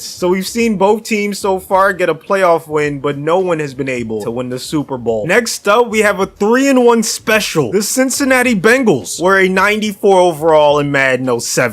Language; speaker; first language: English; native; English